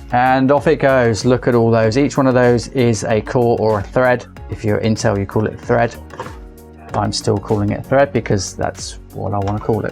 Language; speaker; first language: English; native; English